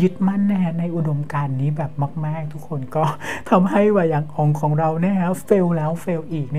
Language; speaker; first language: Thai; native; Thai